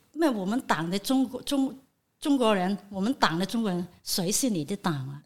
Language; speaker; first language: Chinese; non-native, fluent; Cantonese